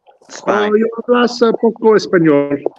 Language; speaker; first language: Spanish; non-native, learner; English